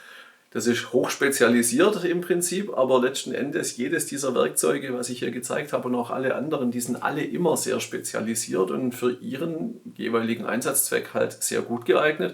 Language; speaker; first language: German; native; German